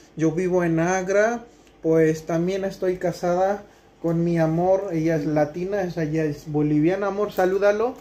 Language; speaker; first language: Spanish; non-native, fluent; Hindi